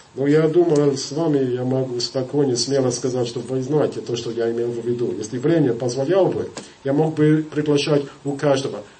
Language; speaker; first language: Russian; non-native, fluent; English